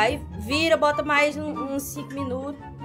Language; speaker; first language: Portuguese; native; Portuguese